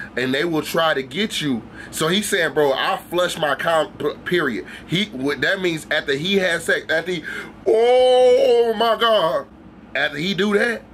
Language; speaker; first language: English; native; English